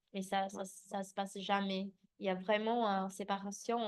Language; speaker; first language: French; early bilingual, heritage; English